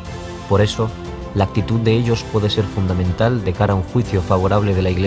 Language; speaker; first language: Spanish; native; Spanish